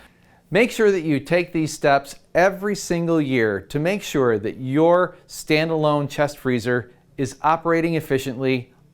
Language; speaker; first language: English; native; English